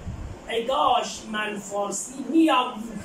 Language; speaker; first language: Persian; non-native, fluent; Urdu